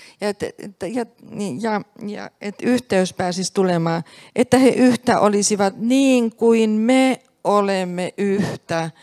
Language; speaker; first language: Finnish; native; Finnish